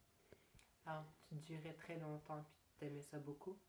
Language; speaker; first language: French; native; French